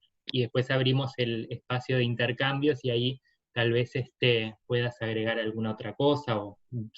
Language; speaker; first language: Spanish; native; Spanish